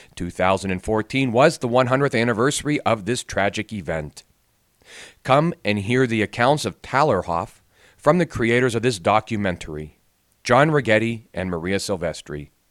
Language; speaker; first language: English; native; English